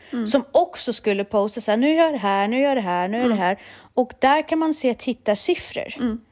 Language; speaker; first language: Swedish; early bilingual, other home language; Russian